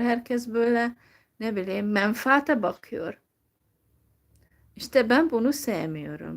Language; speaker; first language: Turkish; non-native, fluent; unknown